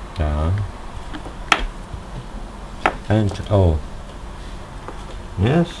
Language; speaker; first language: English; non-native, learner; Russian